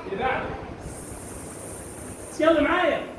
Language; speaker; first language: Arabic; native; Arabic